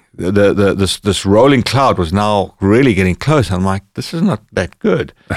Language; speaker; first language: English; native; English